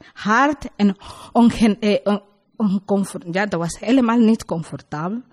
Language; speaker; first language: Dutch; non-native, learner; Spanish